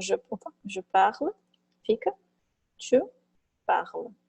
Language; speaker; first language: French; non-native, fluent; Portuguese